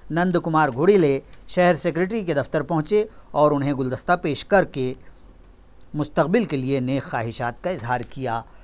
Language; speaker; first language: Urdu; native; Urdu